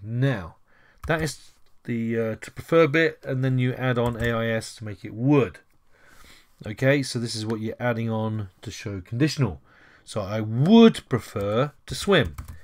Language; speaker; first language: English; native; English